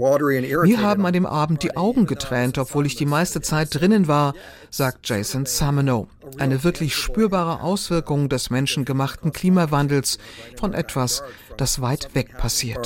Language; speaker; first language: German; native; German